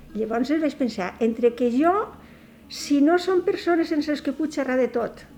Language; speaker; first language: Catalan; native; Catalan